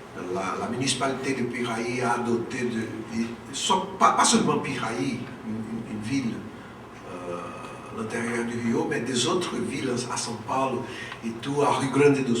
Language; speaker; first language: French; non-native, local second language; Portuguese